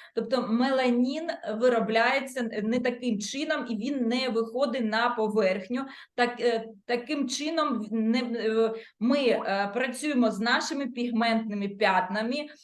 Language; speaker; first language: Ukrainian; non-native, local second language; Russian